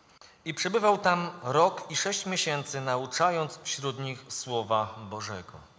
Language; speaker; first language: Polish; native; Polish